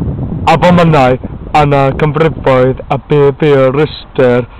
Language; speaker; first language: Welsh; non-native, learner; English